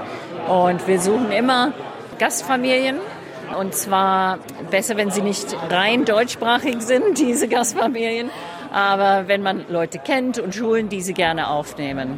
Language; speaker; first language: German; non-native, fluent; English